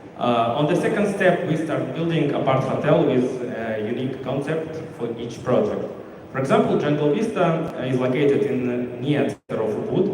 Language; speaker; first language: English; non-native, learner; Russian